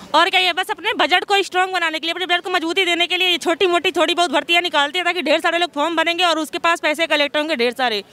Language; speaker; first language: Hindi; native; Hindi